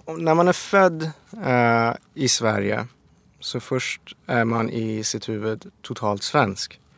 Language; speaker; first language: Swedish; early bilingual, other home language; Persian